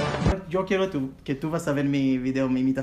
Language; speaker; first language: Spanish; non-native, learner; Hebrew